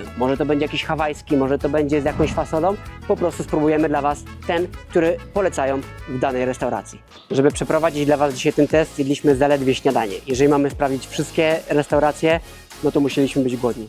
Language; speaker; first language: Polish; native; Polish